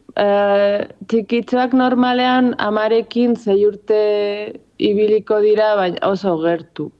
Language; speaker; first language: Basque; non-native, local second language; Spanish